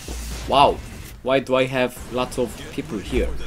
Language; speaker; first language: English; non-native, learner; Korean